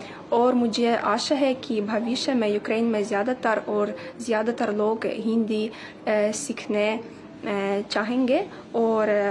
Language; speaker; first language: Hindi; non-native, fluent; Ukrainian